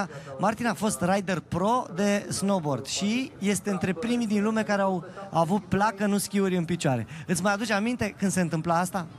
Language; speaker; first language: Romanian; native; Romanian